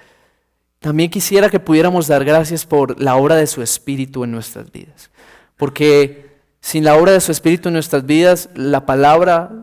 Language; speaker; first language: Spanish; native; Spanish